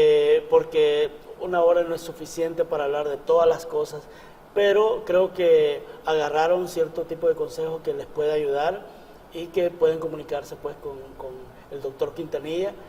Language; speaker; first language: Spanish; native; Spanish